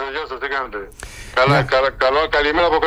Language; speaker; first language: Greek; early bilingual, heritage; Spanish